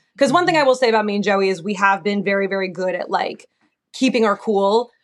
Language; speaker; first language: English; native; English